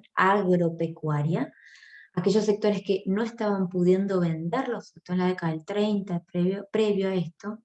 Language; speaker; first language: Spanish; native; Spanish